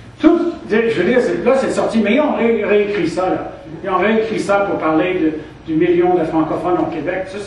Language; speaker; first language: French; non-native, local second language; English